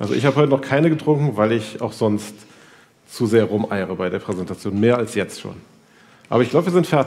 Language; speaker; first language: German; native; German